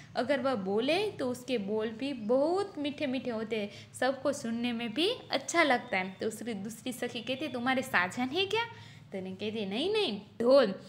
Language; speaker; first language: Hindi; non-native, local second language; Gujarati